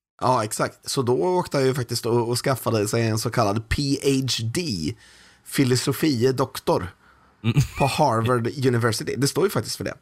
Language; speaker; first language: Swedish; native; Swedish